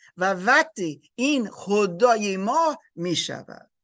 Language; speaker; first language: Persian; non-native, learner; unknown